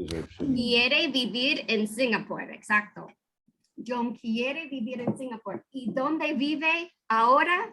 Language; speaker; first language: Spanish; non-native, fluent; English